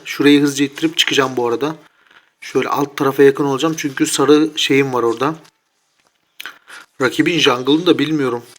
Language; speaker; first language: Turkish; native; Turkish